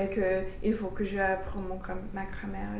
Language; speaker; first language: French; non-native, fluent; English